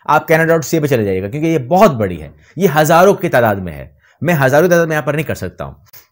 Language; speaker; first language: Urdu; native; Urdu